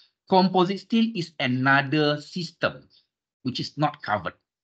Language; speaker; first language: English; non-native, local second language; Malay